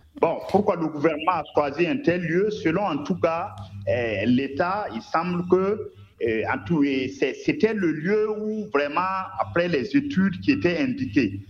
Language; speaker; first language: French; non-native, local second language; Mossi